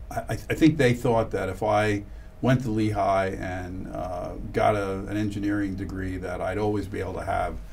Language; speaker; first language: English; native; English